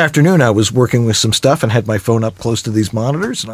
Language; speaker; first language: English; native; English